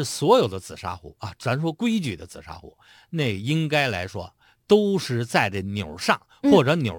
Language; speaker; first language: Chinese; native; Chinese